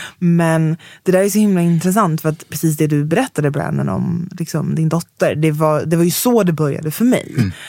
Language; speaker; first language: Swedish; native; Swedish